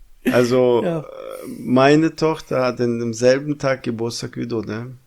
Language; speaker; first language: German; non-native, fluent; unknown